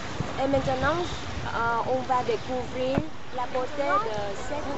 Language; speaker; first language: French; non-native, learner; Vietnamese